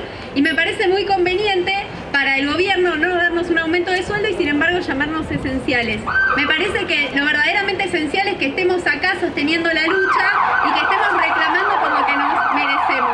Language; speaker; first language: Spanish; native; Spanish